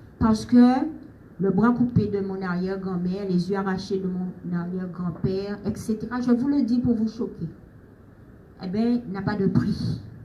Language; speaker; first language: French; native; French